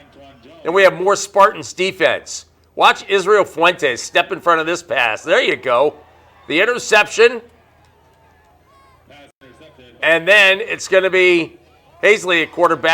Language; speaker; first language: English; native; English